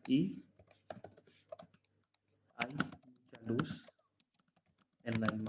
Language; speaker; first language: Spanish; non-native, fluent; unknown